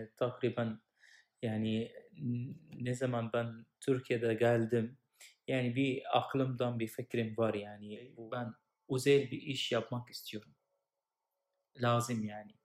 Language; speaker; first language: Turkish; non-native, learner; Arabic